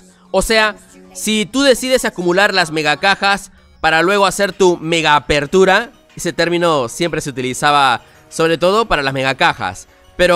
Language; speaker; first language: Spanish; native; Spanish